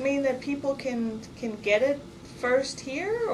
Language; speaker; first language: English; non-native, fluent; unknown